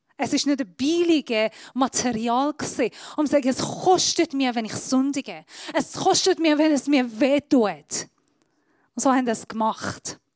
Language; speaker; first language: German; non-native, fluent; Persian